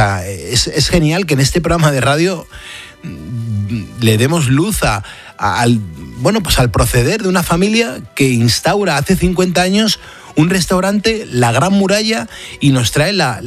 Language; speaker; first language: Spanish; native; Spanish